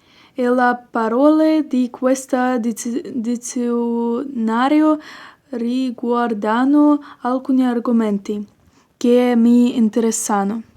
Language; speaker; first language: Italian; non-native, learner; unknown